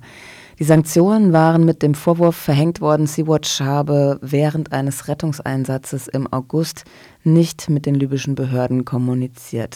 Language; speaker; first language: German; native; German